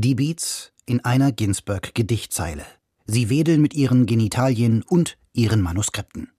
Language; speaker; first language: German; native; German